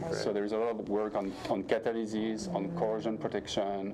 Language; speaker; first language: English; non-native, fluent; French